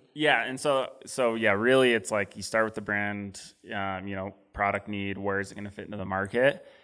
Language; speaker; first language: English; native; English